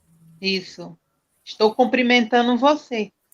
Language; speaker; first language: Portuguese; native; Portuguese